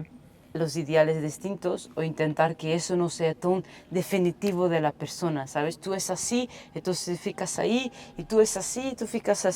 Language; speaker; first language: Spanish; non-native, fluent; Portuguese